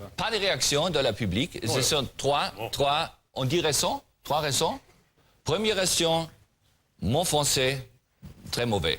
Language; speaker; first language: French; non-native, learner; German